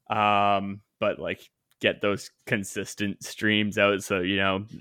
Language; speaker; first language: English; native; English